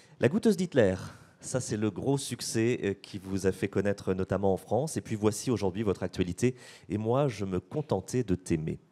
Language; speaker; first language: French; native; French